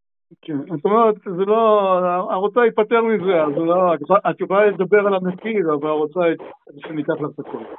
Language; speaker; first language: Hebrew; native; Hebrew